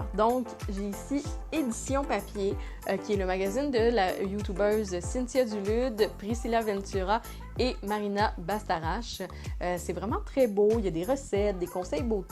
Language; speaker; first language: French; native; French